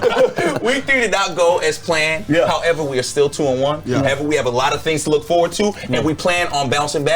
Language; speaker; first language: English; native; English